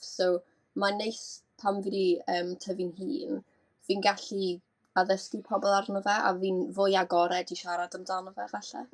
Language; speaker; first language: Welsh; native; Welsh